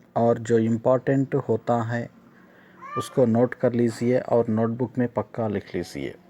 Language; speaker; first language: Hindi; non-native, local second language; Telugu